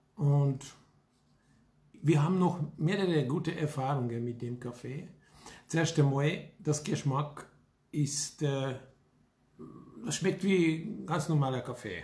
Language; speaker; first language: German; non-native, fluent; Hungarian